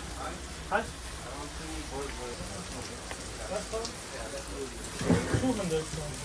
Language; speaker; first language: Danish; non-native, fluent; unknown